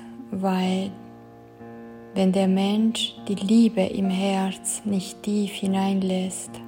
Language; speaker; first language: German; non-native, fluent; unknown